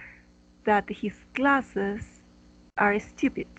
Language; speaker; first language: English; non-native, learner; Spanish